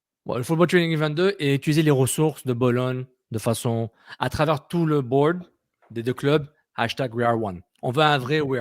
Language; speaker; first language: French; native; French